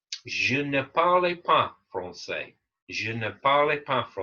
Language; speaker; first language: French; non-native, fluent; English